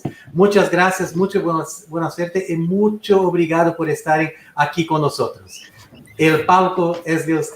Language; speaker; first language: Spanish; non-native, fluent; Portuguese